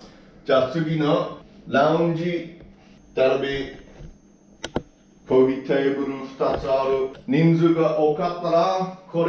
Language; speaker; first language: Japanese; non-native, learner; English